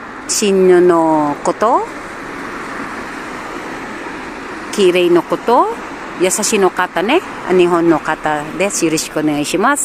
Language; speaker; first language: Japanese; non-native, learner; Filipino